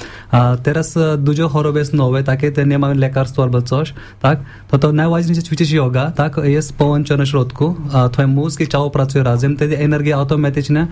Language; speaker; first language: Polish; non-native, learner; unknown